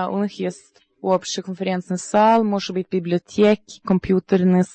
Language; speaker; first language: Russian; non-native, learner; Norwegian